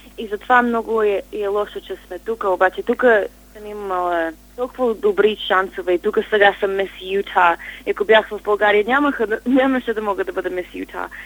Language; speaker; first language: Bulgarian; early bilingual, heritage; Bulgarian